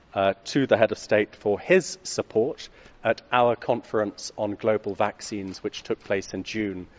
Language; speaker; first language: English; native; English